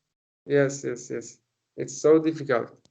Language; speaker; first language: English; non-native, learner; Persian